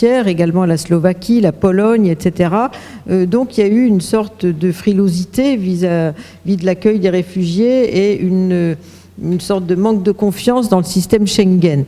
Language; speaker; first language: French; native; French